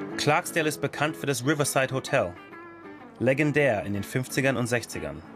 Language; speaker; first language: German; non-native, fluent; English